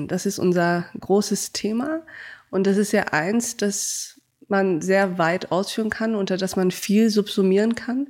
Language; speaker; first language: German; native; German